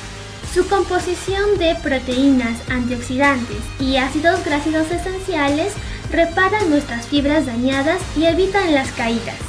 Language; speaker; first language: Spanish; native; Spanish